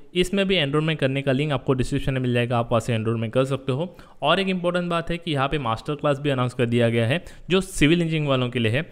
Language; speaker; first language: Hindi; native; Hindi